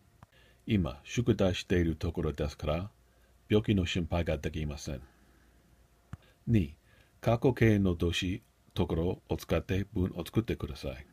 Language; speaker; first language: Japanese; non-native, learner; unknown